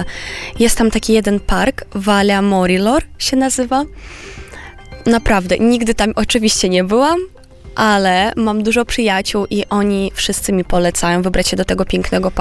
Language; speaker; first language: Polish; non-native, fluent; Romanian